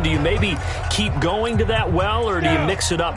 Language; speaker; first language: English; native; English